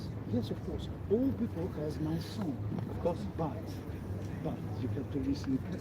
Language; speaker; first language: English; non-native, learner; Ukrainian